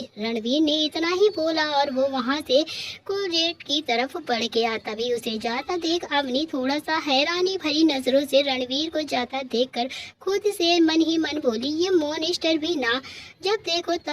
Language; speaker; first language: Hindi; native; Hindi